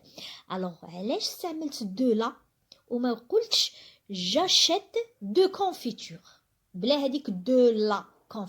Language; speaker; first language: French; non-native, local second language; Arabic